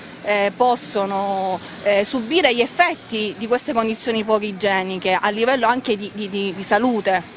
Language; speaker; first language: Italian; native; Italian